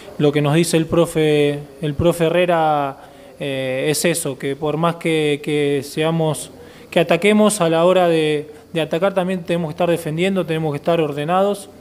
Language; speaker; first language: Spanish; native; Spanish